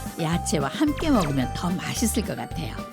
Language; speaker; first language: Korean; native; Korean